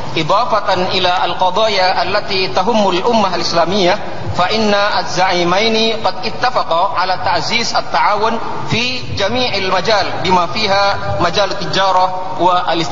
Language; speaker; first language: Arabic; non-native, fluent; Indonesian